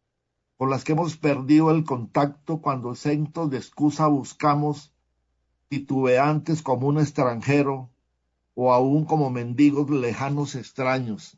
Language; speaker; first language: Spanish; native; Spanish